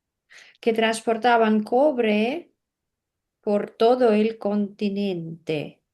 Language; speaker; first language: Spanish; non-native, learner; Russian